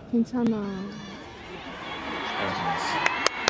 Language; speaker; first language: Japanese; non-native, fluent; Korean